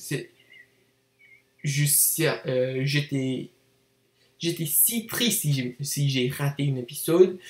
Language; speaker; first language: French; non-native, learner; English